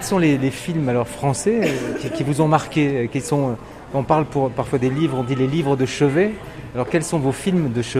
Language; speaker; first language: French; native; French